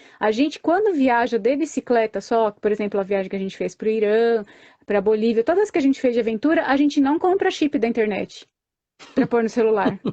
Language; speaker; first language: Portuguese; native; Portuguese